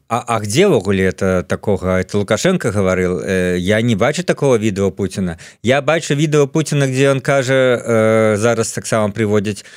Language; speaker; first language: Belarusian; non-native, local second language; Russian